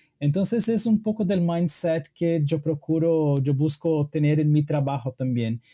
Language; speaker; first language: Spanish; non-native, fluent; Portuguese